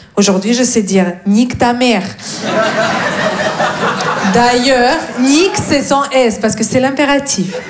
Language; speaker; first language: French; non-native, fluent; Russian